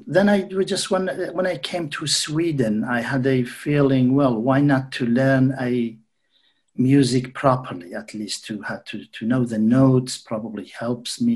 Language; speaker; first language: English; non-native, fluent; Central Kurdish